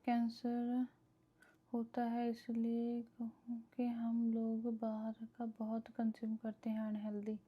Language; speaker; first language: Hindi; non-native, local second language; Punjabi